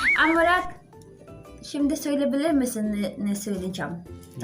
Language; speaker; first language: Turkish; non-native, learner; Filipino